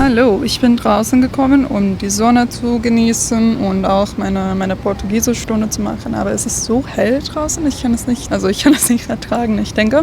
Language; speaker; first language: German; non-native, fluent; English